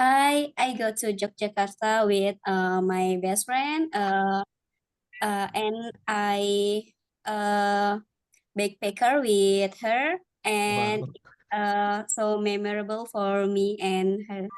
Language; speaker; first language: English; non-native, learner; Indonesian